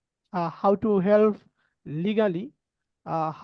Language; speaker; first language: English; non-native, learner; Bangla